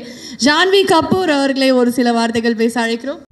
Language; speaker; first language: Tamil; native; Tamil